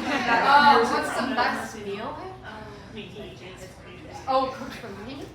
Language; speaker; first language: English; native; English